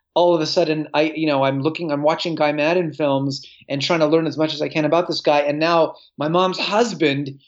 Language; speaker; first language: English; native; English